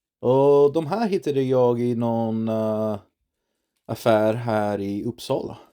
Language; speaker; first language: Swedish; non-native, learner; English